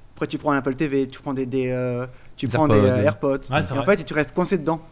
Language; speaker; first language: French; non-native, fluent; Portuguese